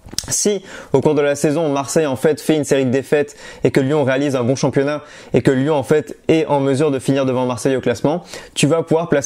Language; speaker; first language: French; native; French